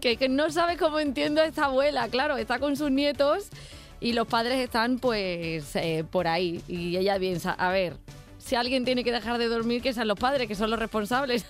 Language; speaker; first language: Spanish; native; Spanish